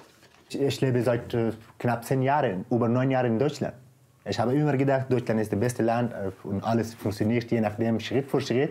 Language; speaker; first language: German; non-native, fluent; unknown